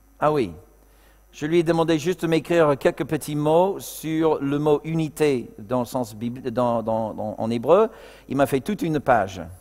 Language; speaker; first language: French; non-native, fluent; English